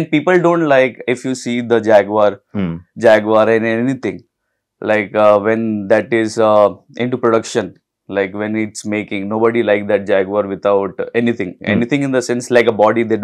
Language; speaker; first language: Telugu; non-native, local second language; Urdu